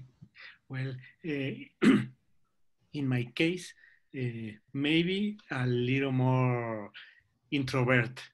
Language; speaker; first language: English; non-native, learner; Spanish